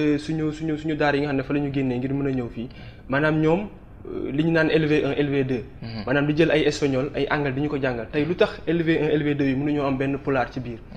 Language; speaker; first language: Wolof; non-native, local second language; Bambara